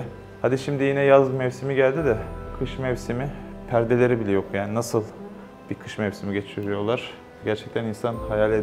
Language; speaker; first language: Turkish; native; Turkish